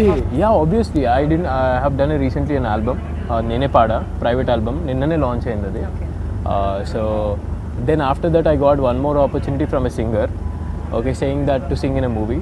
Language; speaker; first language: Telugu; native; Telugu